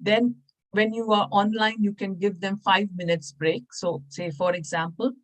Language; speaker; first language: English; non-native, local second language; Punjabi